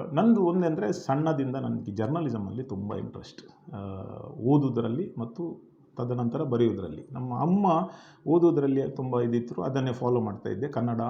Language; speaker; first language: Kannada; non-native, local second language; Konkani